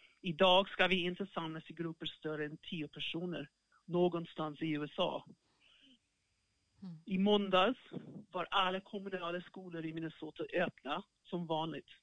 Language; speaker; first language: Swedish; non-native, fluent; English